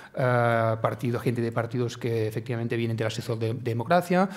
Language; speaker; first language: Spanish; native; Spanish